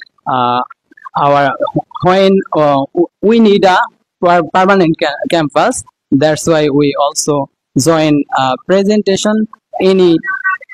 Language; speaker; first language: English; non-native, learner; Bangla